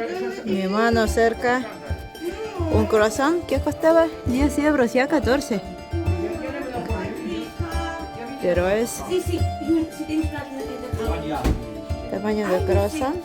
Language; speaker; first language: Spanish; non-native, fluent; Russian